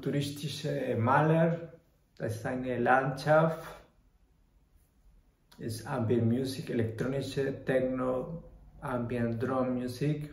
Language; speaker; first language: German; non-native, learner; Spanish